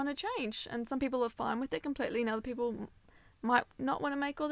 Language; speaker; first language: English; native; English